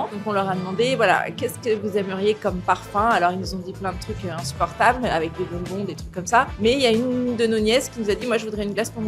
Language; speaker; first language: French; native; French